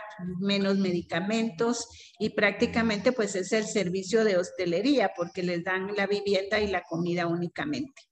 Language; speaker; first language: Spanish; native; Spanish